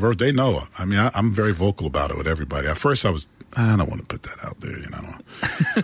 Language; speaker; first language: English; native; English